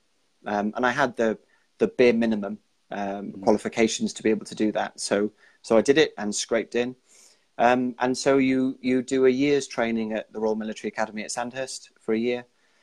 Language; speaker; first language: English; native; English